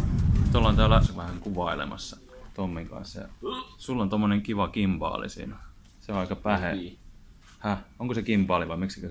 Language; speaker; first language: Finnish; native; Finnish